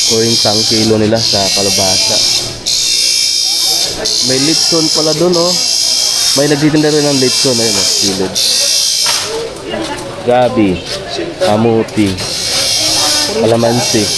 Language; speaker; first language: Filipino; non-native, local second language; Waray